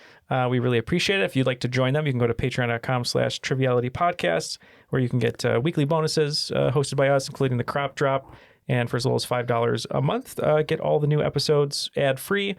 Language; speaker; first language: English; native; English